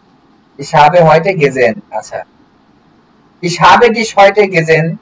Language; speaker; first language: German; non-native, learner; Bangla